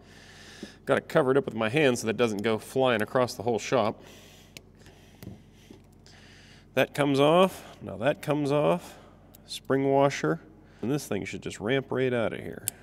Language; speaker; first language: English; native; English